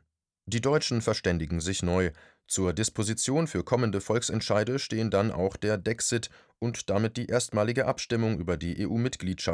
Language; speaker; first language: German; native; German